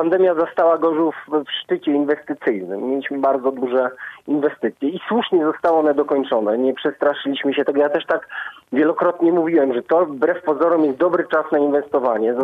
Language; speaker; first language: Polish; native; Polish